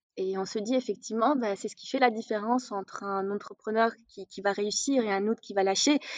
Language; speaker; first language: French; non-native, local second language; Arabic